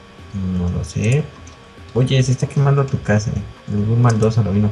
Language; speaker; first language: Spanish; native; Spanish